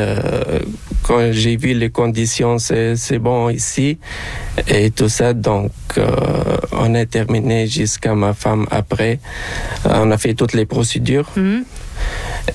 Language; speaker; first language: French; non-native, local second language; Arabic